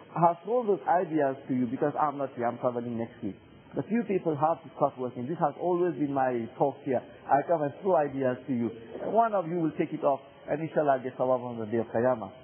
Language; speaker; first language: English; non-native, fluent; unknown